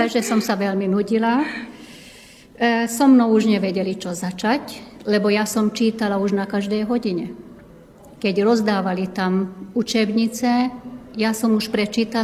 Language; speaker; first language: Slovak; non-native, local second language; Hungarian